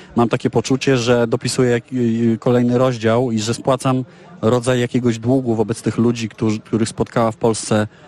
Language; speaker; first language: Polish; native; Polish